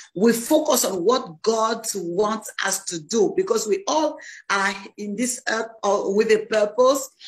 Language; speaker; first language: English; non-native, learner; French